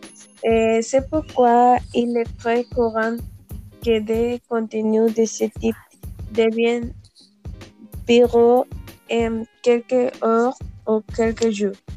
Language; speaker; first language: French; non-native, learner; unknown